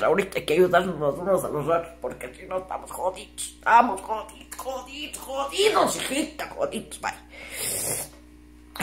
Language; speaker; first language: Spanish; native; Spanish